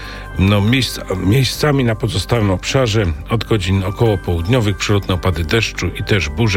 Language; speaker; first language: Polish; native; Polish